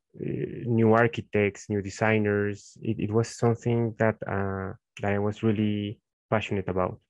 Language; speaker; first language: English; non-native, fluent; Spanish